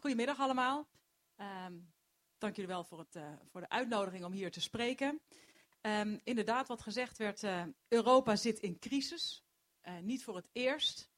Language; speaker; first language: Dutch; native; Dutch